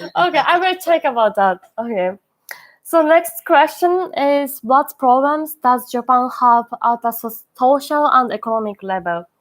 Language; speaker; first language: English; non-native, learner; Japanese